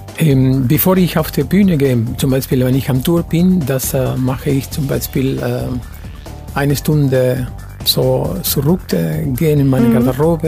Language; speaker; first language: German; non-native, fluent; Spanish